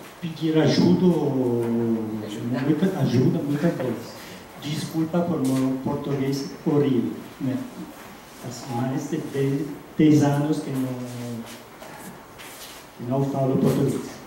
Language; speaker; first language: Portuguese; non-native, fluent; Italian